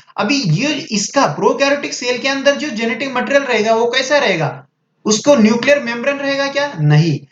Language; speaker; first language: Hindi; non-native, local second language; Marathi